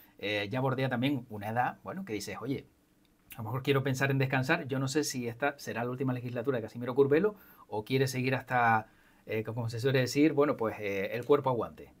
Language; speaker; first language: Spanish; native; Spanish